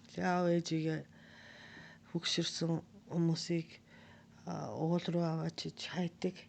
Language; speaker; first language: Mongolian; non-native, fluent; Japanese